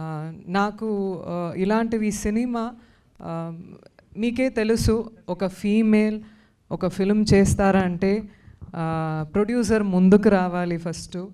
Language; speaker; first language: Telugu; non-native, learner; Tamil